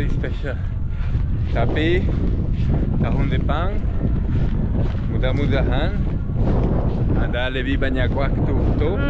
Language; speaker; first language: Indonesian; non-native, fluent; French